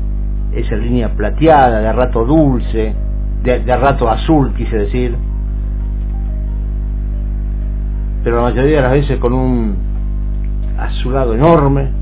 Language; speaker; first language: Spanish; native; Spanish